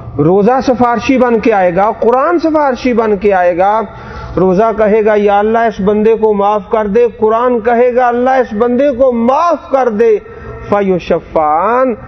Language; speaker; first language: Urdu; non-native, local second language; Punjabi